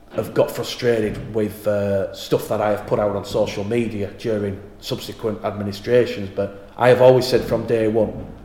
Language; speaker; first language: English; native; English